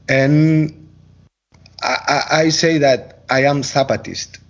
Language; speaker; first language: English; non-native, learner; Catalan